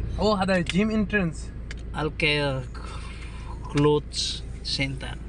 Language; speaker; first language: English; non-native, learner; Filipino